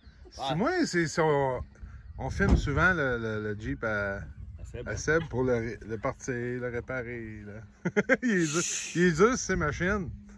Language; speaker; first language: French; native; French